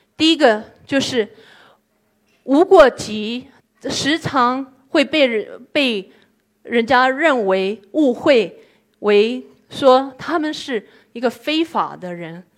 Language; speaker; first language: Chinese; non-native, fluent; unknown